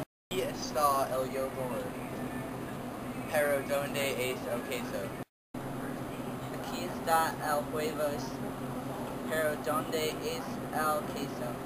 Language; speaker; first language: Spanish; non-native, learner; English